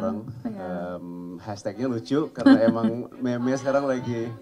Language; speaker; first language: Indonesian; early bilingual, heritage; English